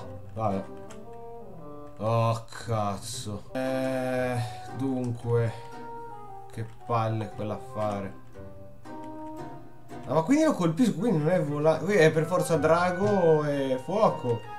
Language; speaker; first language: Italian; native; Italian